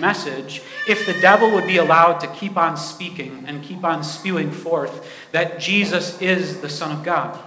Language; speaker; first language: English; native; English